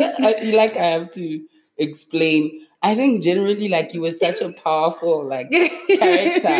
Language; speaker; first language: English; non-native, local second language; Tswana